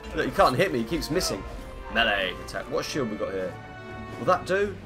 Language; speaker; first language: English; native; English